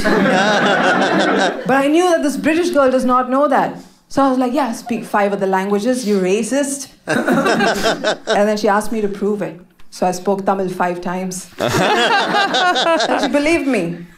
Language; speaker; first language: English; native; English